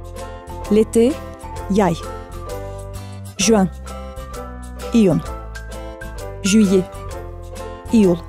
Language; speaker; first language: French; non-native, learner; Azerbaijani